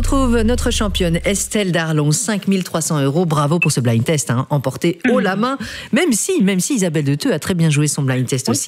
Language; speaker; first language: French; native; French